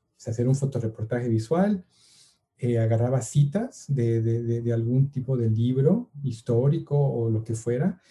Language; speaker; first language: Spanish; native; Spanish